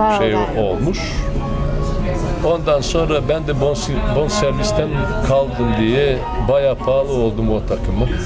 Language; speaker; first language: Turkish; non-native, fluent; Serbian